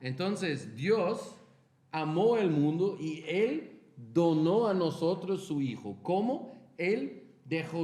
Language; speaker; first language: Spanish; non-native, fluent; Portuguese